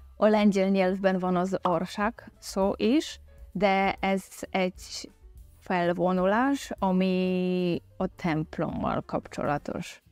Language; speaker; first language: Hungarian; non-native, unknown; Polish